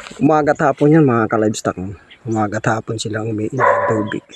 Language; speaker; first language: Filipino; non-native, local second language; Bikol